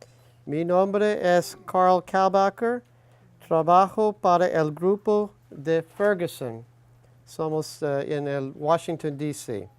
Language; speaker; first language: Spanish; non-native, learner; English